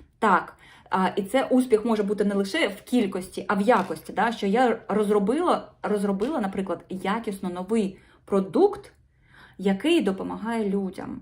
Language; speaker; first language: Ukrainian; non-native, local second language; Russian